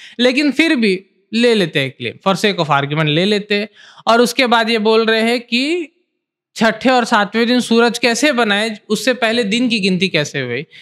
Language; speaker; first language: Hindi; native; Hindi